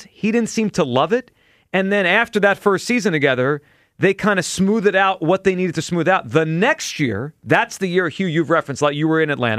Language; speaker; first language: English; native; English